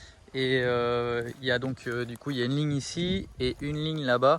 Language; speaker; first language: French; native; French